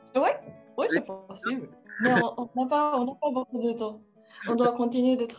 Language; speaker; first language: French; non-native, fluent; Japanese